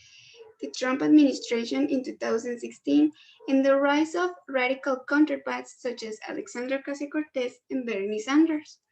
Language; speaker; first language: English; non-native, learner; Spanish